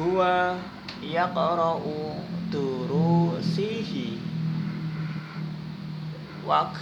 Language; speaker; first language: Arabic; non-native, fluent; Indonesian